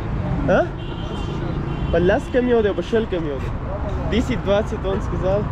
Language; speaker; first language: Russian; non-native, learner; Pashto